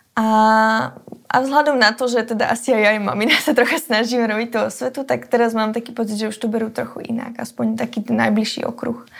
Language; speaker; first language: Slovak; native; Slovak